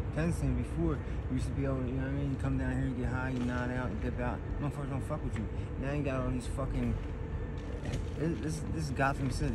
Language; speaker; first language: English; native; English